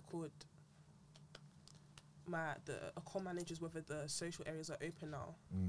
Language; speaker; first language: English; non-native, local second language; French